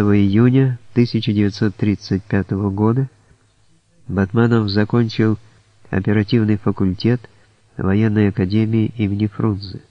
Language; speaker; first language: Russian; native; Russian